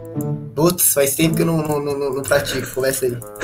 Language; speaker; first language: Portuguese; native; Portuguese